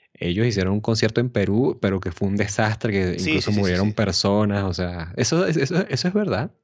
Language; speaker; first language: Spanish; native; Spanish